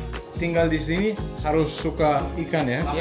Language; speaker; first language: Indonesian; non-native, learner; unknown